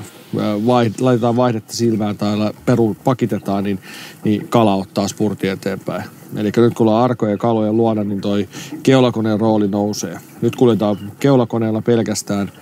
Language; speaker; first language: Finnish; native; Finnish